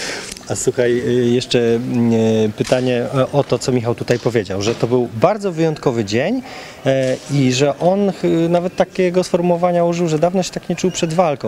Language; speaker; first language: Polish; native; Polish